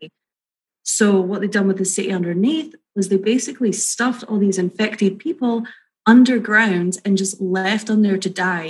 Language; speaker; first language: English; native; English